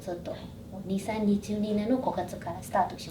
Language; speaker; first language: Japanese; non-native, fluent; Burmese